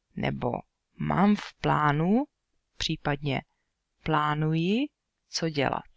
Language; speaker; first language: Czech; native; Czech